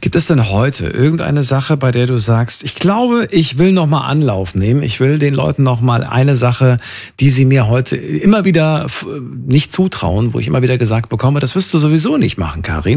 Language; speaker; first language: German; native; German